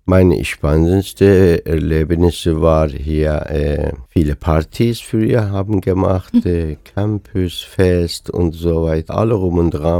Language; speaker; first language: German; non-native, fluent; Persian